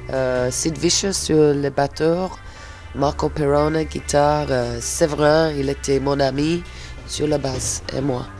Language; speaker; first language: French; non-native, fluent; English